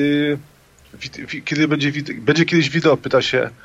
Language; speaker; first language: Polish; native; Polish